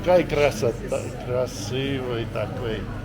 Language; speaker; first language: Russian; non-native, learner; English